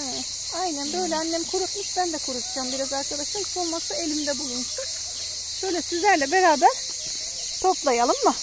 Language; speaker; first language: Turkish; native; Turkish